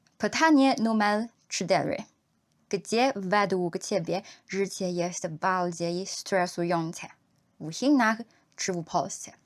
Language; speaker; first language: Polish; non-native, learner; Chinese